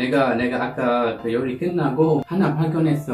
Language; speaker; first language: Korean; non-native, fluent; Malay